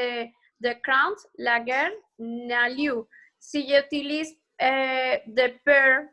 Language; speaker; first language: French; non-native, learner; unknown